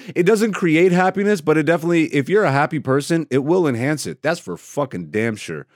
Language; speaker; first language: English; non-native, fluent; Greek